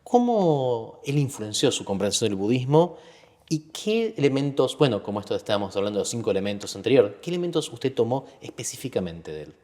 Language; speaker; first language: Spanish; native; Spanish